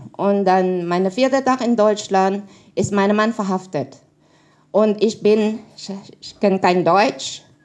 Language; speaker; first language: German; non-native, learner; Filipino